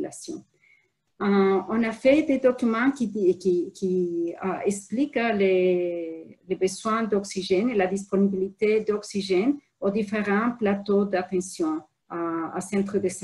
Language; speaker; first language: French; non-native, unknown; Spanish